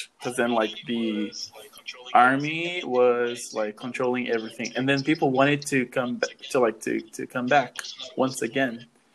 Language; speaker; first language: English; non-native, fluent; Portuguese